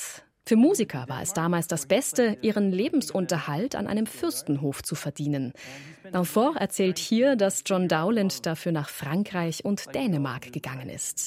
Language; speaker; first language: German; native; German